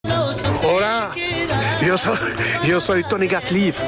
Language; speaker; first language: Spanish; non-native, learner; French